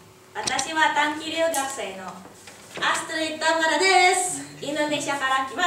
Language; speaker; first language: Japanese; non-native, learner; Indonesian